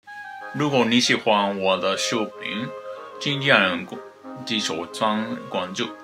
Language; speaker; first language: Chinese; non-native, learner; Japanese